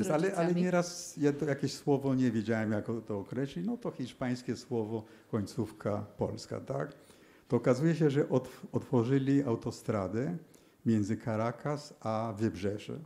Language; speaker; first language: Polish; early bilingual, heritage; Polish